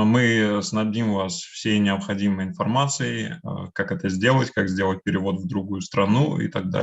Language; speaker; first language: Russian; native; Russian